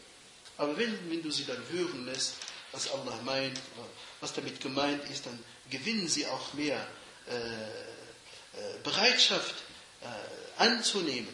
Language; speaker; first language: German; non-native, fluent; Arabic